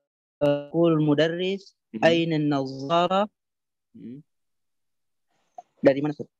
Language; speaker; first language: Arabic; non-native, learner; Indonesian